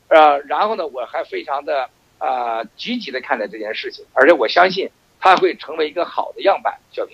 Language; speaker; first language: Chinese; native; Chinese